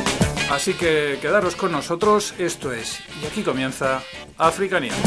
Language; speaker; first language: Spanish; native; Spanish